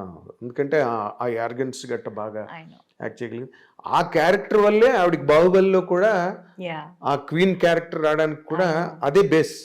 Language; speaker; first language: Telugu; native; Telugu